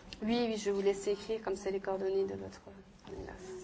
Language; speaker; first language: French; native; French